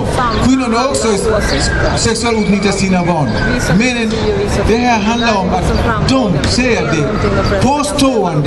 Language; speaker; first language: Swedish; non-native, fluent; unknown